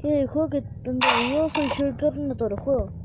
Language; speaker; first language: Spanish; native; Spanish